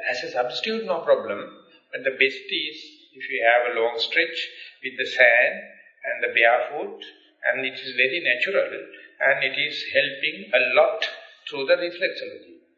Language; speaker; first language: English; non-native, local second language; Sinhala